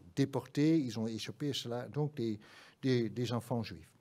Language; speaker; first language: French; non-native, fluent; Dutch